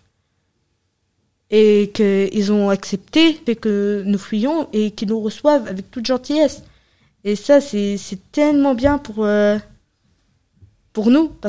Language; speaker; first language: French; early bilingual, other home language; Arabic